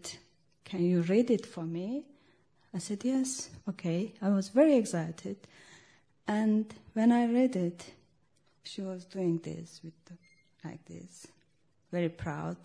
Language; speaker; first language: English; non-native, fluent; Turkish